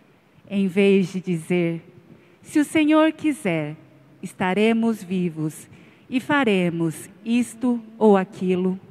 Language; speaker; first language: Portuguese; native; Portuguese